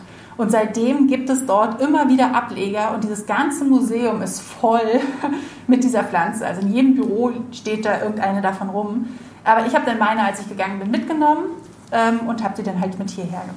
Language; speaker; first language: German; native; German